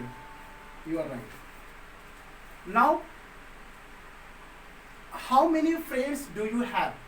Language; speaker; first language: English; non-native, local second language; Hindi